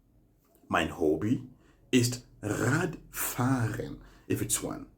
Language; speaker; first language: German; non-native, fluent; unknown